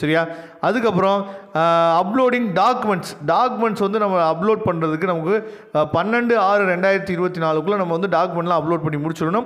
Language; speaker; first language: Tamil; native; Tamil